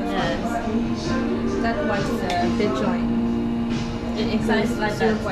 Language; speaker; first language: English; non-native, learner; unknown